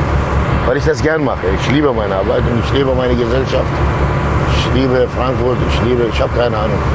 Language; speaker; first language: German; non-native, local second language; Turkish